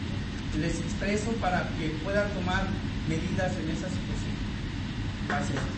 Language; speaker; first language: Spanish; native; Spanish